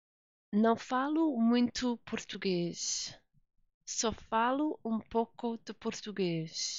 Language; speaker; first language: Portuguese; non-native, fluent; English